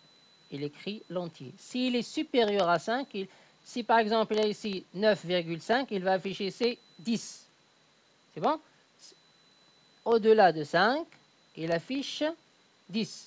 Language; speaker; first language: French; native; French